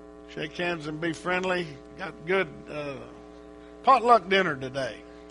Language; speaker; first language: English; native; English